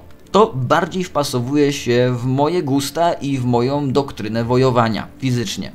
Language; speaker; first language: Polish; native; Polish